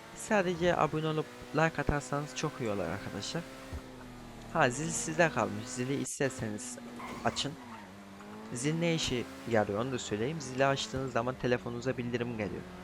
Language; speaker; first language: Turkish; native; Turkish